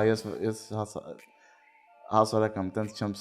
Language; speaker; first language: Armenian; early bilingual, heritage; Armenian